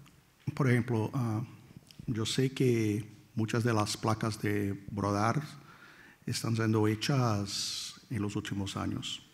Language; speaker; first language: Spanish; non-native, fluent; Portuguese